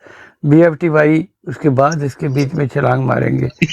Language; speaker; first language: Urdu; native; Urdu